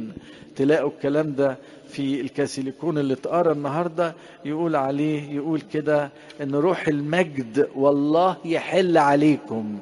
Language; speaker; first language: Arabic; native; Arabic